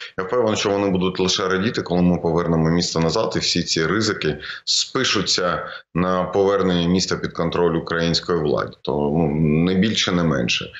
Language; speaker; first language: Ukrainian; non-native, local second language; Russian